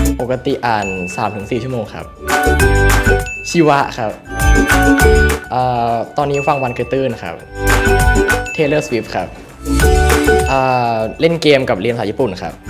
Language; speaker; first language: Thai; native; Thai